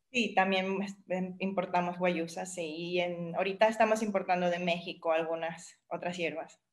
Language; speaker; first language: Spanish; native; Spanish